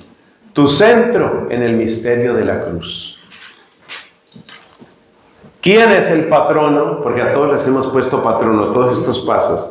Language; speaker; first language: Spanish; native; Spanish